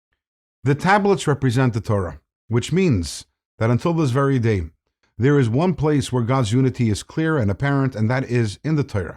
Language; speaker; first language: English; native; English